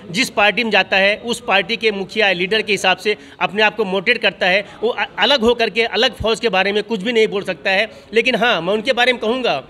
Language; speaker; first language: Hindi; native; Hindi